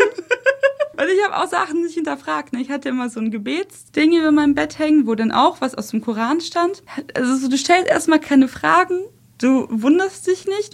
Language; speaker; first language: German; early bilingual, other home language; Russian